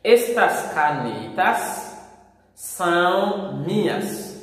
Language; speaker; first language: Portuguese; non-native, fluent; Haitian Creole